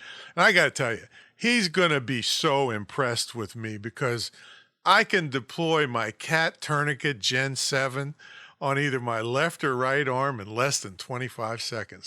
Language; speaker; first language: English; native; English